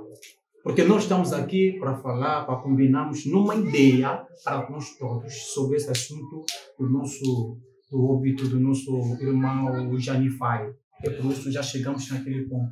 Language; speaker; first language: Portuguese; non-native, learner; Lingala